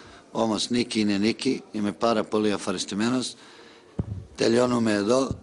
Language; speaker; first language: Greek; non-native, fluent; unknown